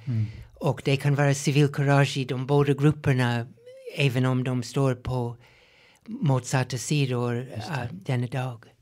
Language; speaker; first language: Swedish; non-native, fluent; English